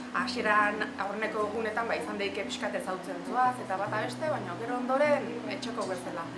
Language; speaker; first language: Basque; native; Basque